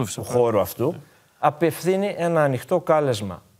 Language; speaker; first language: Greek; native; Greek